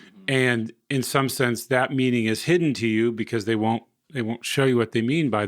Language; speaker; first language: English; native; English